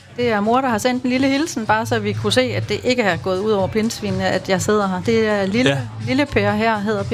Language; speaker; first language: Danish; native; Danish